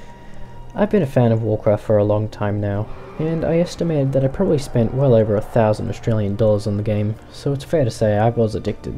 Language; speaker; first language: English; native; English